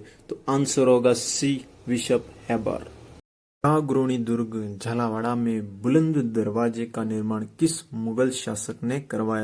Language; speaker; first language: Hindi; native; Hindi